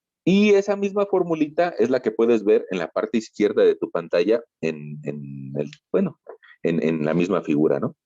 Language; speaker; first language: Spanish; native; Spanish